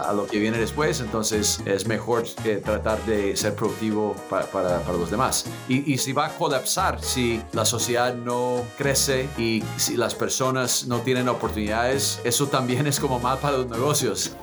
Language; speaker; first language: Spanish; non-native, fluent; English